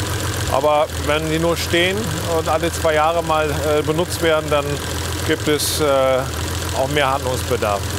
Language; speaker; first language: German; native; German